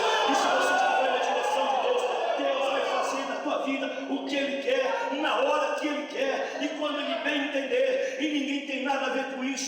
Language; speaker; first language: Portuguese; native; Portuguese